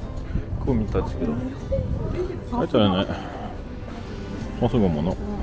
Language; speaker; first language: Japanese; non-native, learner; French